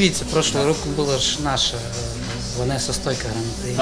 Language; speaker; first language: Ukrainian; native; Ukrainian